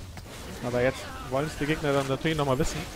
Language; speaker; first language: German; native; German